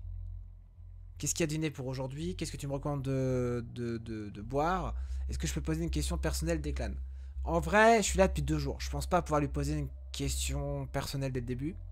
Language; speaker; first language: French; native; French